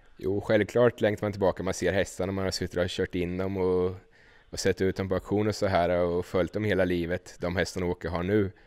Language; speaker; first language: Swedish; native; Swedish